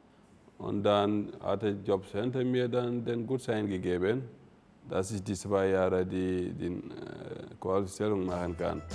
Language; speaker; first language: German; non-native, fluent; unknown